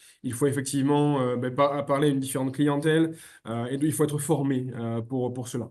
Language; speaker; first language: French; native; French